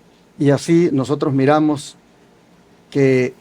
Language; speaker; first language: Spanish; native; Spanish